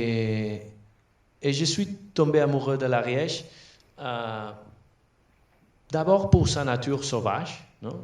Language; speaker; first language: French; non-native, fluent; Catalan